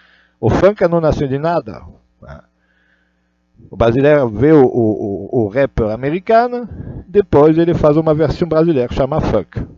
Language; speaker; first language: Portuguese; non-native, learner; Russian